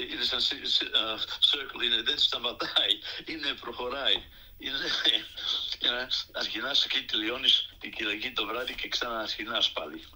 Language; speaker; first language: Greek; early bilingual, other home language; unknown